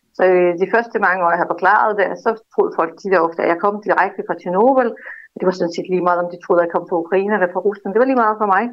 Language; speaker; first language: Danish; non-native, fluent; Russian